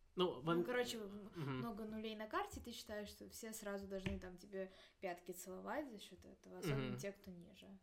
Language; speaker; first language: Russian; native; Russian